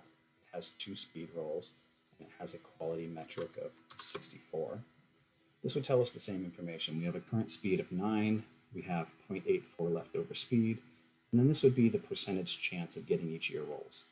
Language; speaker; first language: English; native; English